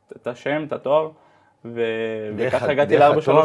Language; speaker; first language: Hebrew; early bilingual, heritage; Dutch